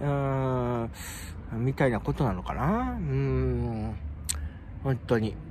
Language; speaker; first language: Japanese; native; Japanese